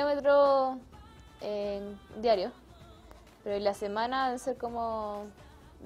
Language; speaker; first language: Spanish; native; Spanish